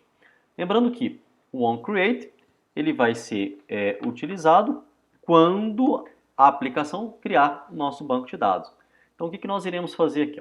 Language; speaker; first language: Portuguese; native; Portuguese